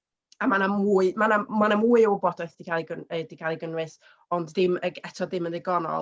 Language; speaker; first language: Welsh; native; Welsh